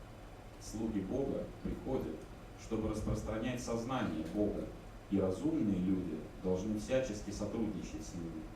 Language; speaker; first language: Russian; native; Russian